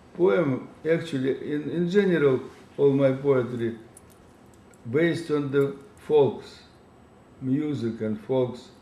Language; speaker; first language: English; non-native, learner; Russian